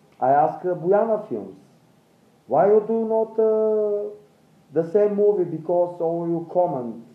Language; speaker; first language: English; non-native, learner; Bulgarian